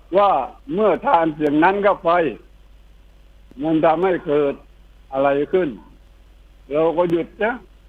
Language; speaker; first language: Thai; native; Thai